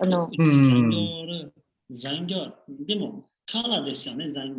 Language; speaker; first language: Japanese; non-native, fluent; Uzbek